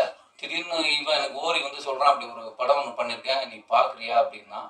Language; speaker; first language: Tamil; native; Tamil